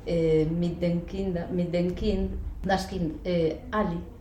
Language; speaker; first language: German; non-native, fluent; Spanish